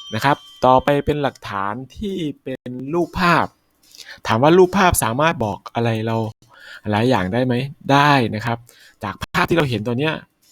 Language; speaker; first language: Thai; native; Thai